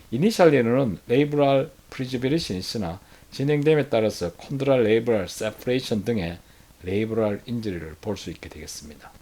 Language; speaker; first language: Korean; native; Korean